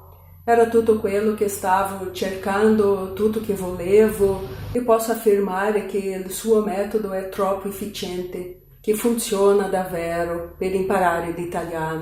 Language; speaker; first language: Italian; non-native, learner; Portuguese